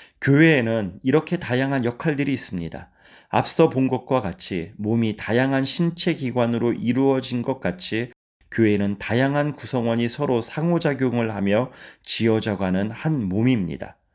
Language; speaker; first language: Korean; native; Korean